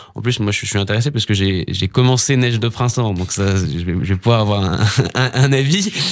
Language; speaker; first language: French; native; French